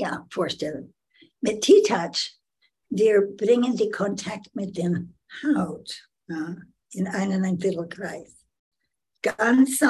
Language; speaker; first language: German; non-native, learner; English